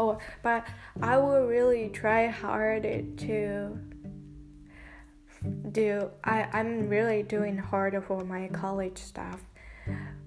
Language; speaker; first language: English; non-native, learner; Japanese